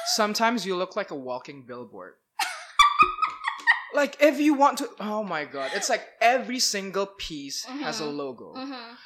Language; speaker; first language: English; non-native, fluent; Malay